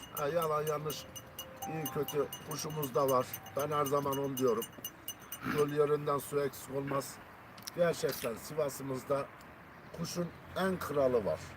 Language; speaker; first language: Turkish; native; Turkish